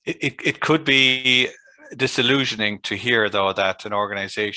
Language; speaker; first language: English; native; English